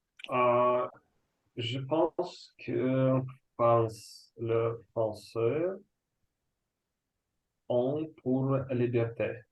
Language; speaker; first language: French; non-native, learner; Russian